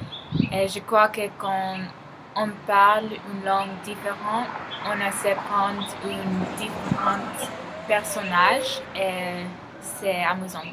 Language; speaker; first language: French; non-native, learner; Spanish